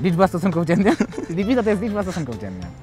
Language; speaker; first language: Polish; native; Polish